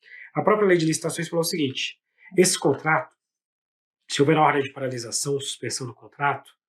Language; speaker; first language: Portuguese; native; Portuguese